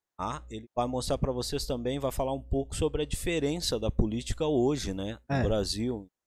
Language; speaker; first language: Portuguese; native; Portuguese